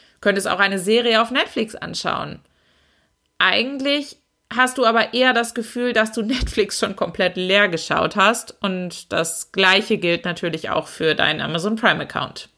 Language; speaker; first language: German; native; German